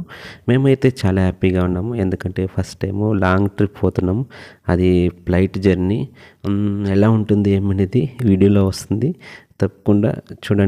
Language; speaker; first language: Telugu; native; Telugu